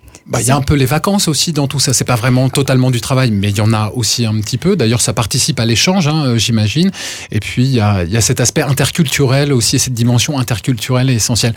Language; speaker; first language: French; native; French